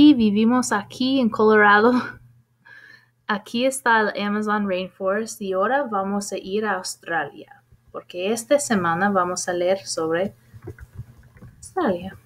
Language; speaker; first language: Spanish; non-native, fluent; English